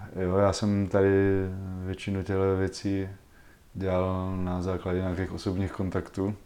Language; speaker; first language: Czech; native; Czech